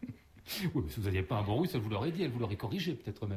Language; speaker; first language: French; native; French